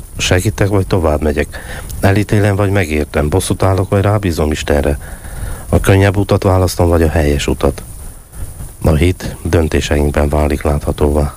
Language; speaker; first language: Hungarian; native; Hungarian